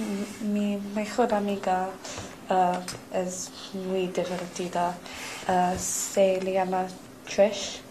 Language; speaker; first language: Spanish; non-native, learner; English